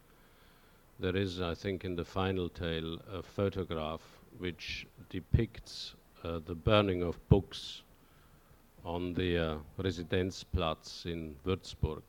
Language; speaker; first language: English; non-native, fluent; German